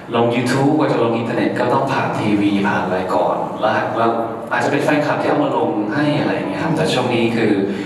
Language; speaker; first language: Thai; early bilingual, heritage; Thai